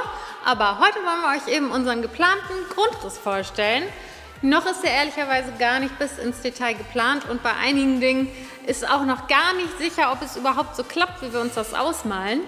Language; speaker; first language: German; native; German